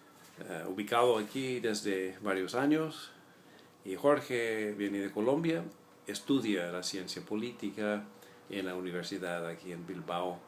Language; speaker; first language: Spanish; non-native, fluent; English